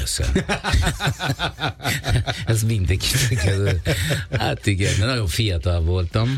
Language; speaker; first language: Hungarian; non-native, fluent; Italian